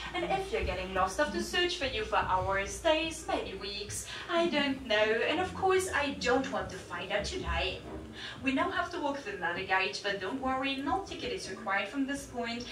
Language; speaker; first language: English; non-native, fluent; German